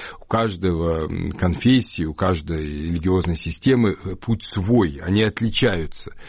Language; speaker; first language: Russian; native; Russian